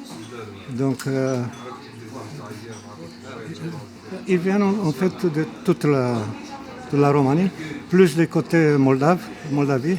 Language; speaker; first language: French; non-native, fluent; Romanian